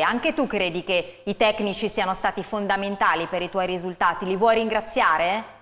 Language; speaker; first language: Italian; native; Italian